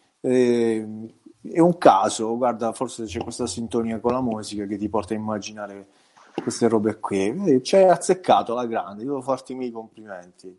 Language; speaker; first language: Italian; native; Italian